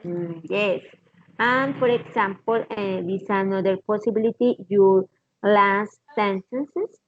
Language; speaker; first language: English; non-native, learner; Spanish